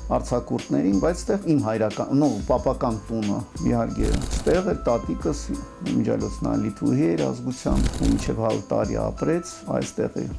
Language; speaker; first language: Armenian; non-native, local second language; Russian